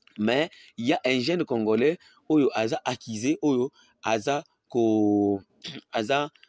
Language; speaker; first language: Lingala; non-native, local second language; Swahili